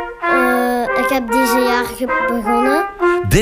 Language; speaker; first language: Dutch; non-native, local second language; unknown